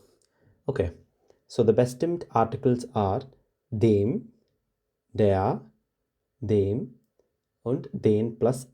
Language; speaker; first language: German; non-native, fluent; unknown